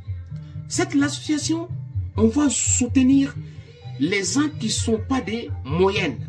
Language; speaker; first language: French; non-native, local second language; Bambara